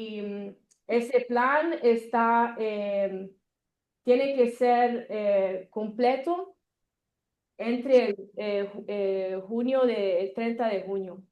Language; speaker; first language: Spanish; non-native, learner; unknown